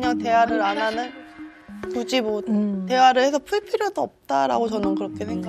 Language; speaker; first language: Korean; native; Korean